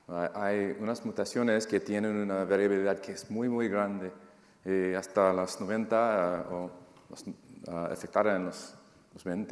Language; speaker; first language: Spanish; non-native, fluent; English